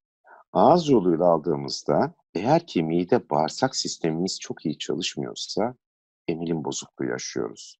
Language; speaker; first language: Turkish; native; Turkish